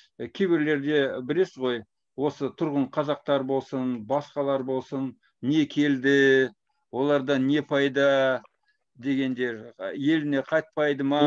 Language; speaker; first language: Kazakh; non-native, local second language; Russian